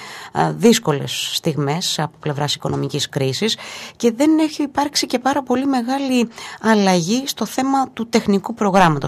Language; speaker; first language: Greek; native; Greek